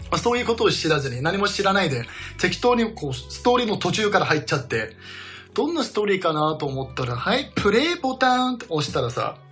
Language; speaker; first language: Japanese; non-native, fluent; Danish